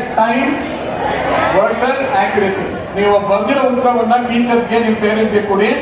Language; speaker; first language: Kannada; non-native, local second language; Urdu